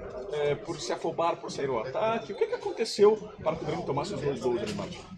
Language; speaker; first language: Portuguese; native; Portuguese